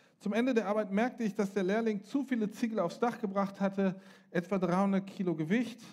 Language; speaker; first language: German; native; German